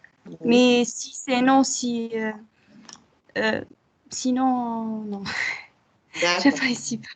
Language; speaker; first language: French; non-native, local second language; Arabic